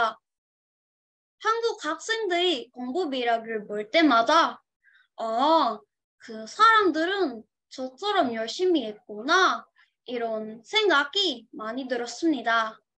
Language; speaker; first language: Korean; non-native, learner; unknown